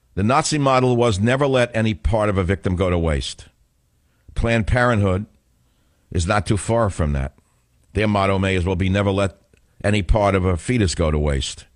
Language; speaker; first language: English; native; English